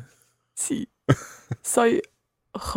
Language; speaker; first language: Spanish; non-native, learner; English